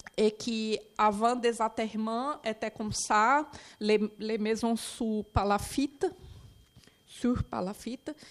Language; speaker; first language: French; non-native, fluent; Portuguese